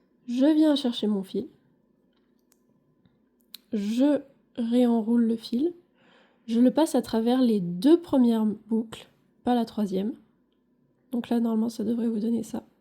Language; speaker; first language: French; native; French